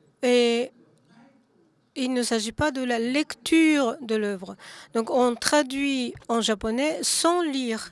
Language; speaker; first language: French; non-native, fluent; Japanese